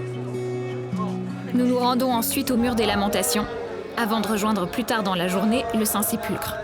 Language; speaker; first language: French; native; French